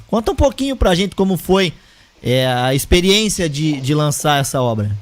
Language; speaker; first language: Portuguese; native; Portuguese